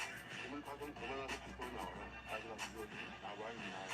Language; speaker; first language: Korean; native; Korean